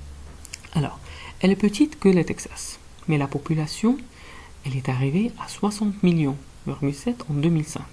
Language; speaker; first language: French; non-native, fluent; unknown